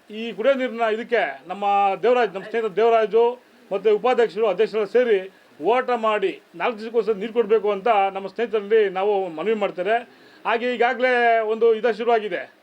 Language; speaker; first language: Kannada; non-native, local second language; Tamil